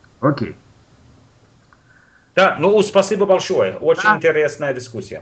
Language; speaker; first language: Russian; non-native, learner; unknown